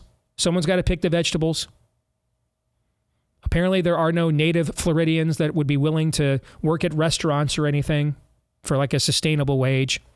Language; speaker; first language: English; native; English